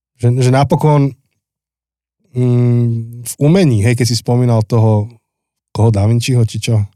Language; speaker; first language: Slovak; native; Slovak